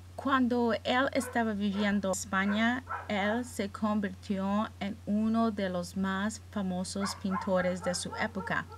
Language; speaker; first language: Spanish; early bilingual, heritage; English